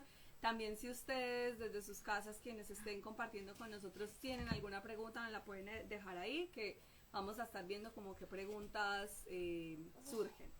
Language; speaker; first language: Spanish; native; Spanish